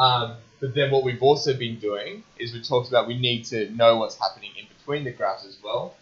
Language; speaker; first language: English; native; English